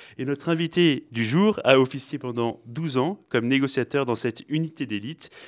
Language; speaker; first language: French; native; French